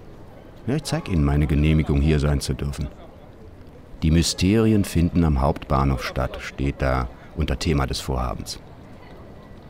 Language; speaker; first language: German; native; German